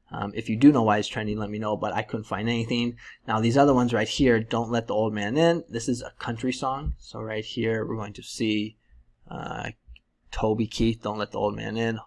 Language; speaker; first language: English; native; English